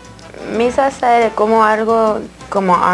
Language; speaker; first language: Spanish; early bilingual, heritage; Spanish